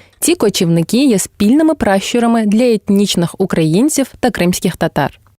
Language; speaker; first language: Ukrainian; non-native, local second language; Crimean Tatar